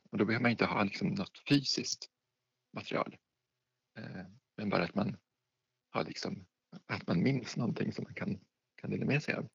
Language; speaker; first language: Swedish; native; Swedish